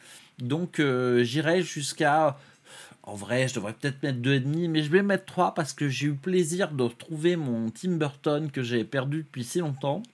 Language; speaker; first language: French; native; French